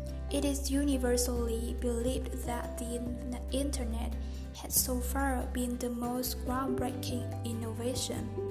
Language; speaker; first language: English; non-native, fluent; Vietnamese